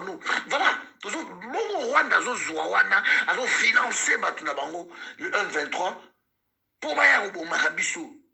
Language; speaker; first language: French; non-native, local second language; Lingala